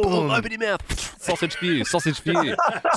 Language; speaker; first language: English; native; English